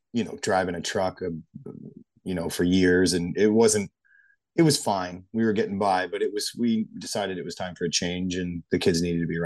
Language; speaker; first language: English; native; English